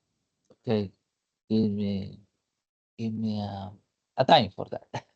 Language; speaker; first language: English; non-native, learner; Spanish